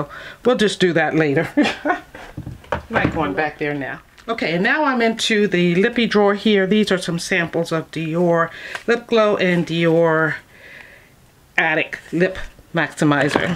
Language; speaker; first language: English; native; English